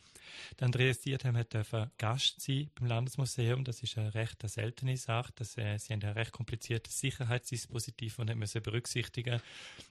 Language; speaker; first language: German; native; German